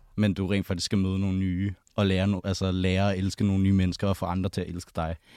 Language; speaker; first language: Danish; native; Danish